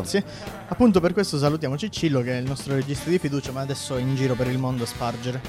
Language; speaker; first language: Italian; native; Italian